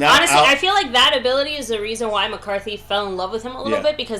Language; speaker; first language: English; native; English